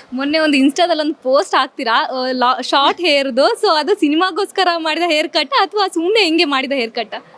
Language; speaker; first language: Kannada; native; Kannada